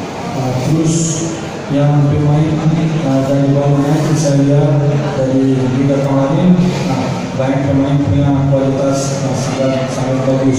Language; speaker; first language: Indonesian; non-native, fluent; Portuguese